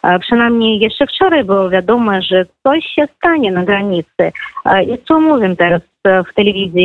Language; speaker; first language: Polish; non-native, fluent; Belarusian